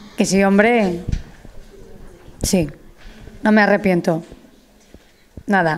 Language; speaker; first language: Spanish; native; Spanish